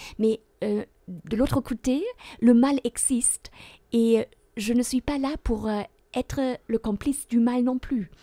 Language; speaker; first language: French; non-native, fluent; German